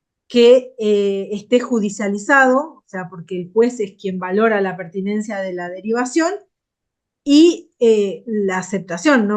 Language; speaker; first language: Spanish; native; Spanish